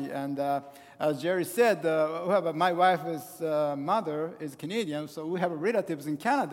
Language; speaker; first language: English; non-native, fluent; Japanese